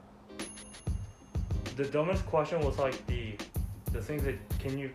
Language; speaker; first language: English; non-native, learner; Korean